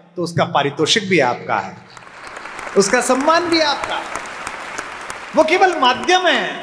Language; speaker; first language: Hindi; native; Hindi